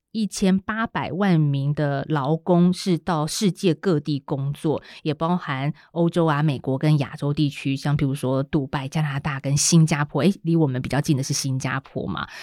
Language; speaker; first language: Chinese; native; Chinese